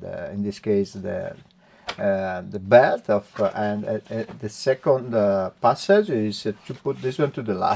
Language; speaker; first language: English; non-native, learner; Italian